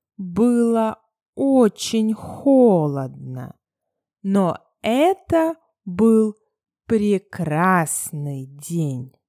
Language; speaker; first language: Russian; native; Russian